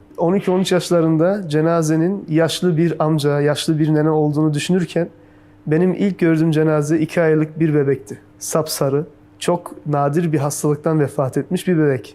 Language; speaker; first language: Turkish; early bilingual, heritage; Turkish